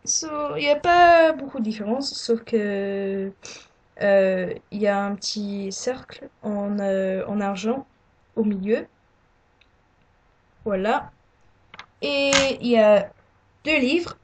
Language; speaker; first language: French; non-native, learner; English